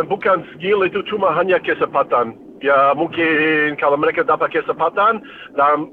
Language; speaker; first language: Indonesian; non-native, fluent; English